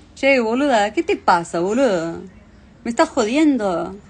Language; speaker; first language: Spanish; non-native, fluent; English